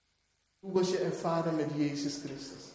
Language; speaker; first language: Dutch; non-native, fluent; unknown